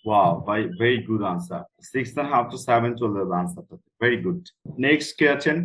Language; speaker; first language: English; non-native, fluent; Bangla